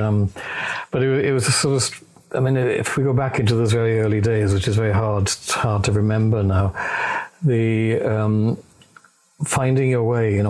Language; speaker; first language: English; native; English